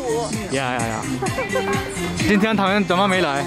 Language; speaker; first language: Chinese; non-native, learner; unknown